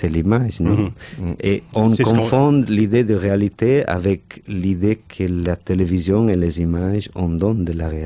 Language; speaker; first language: French; non-native, fluent; Catalan